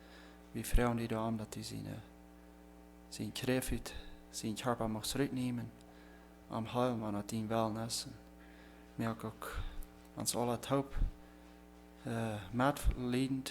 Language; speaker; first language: German; non-native, learner; Plautdietsch